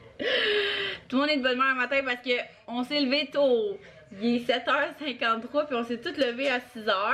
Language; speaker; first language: French; native; French